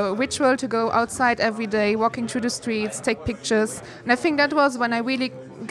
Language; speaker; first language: English; non-native, fluent; Luxembourgish